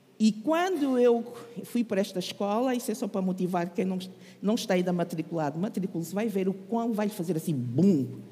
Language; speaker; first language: Portuguese; native; Portuguese